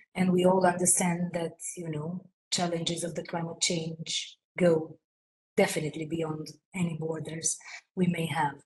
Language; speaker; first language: English; non-native, fluent; Romanian